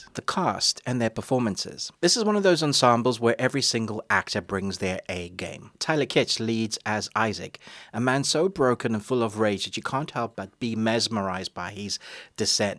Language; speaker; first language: English; native; English